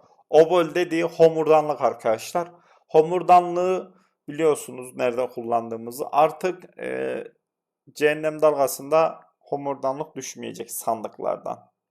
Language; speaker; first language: Turkish; native; Turkish